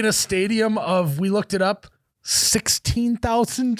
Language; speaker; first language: English; native; English